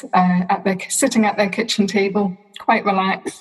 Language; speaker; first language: English; native; English